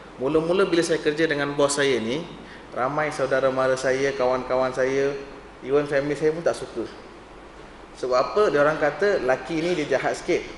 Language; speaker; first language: Malay; non-native, local second language; Tamil